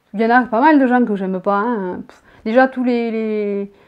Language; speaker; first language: French; native; French